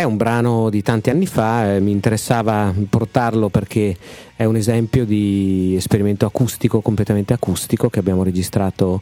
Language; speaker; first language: Italian; native; Italian